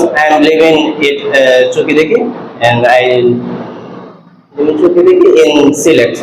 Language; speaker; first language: English; non-native, learner; Bangla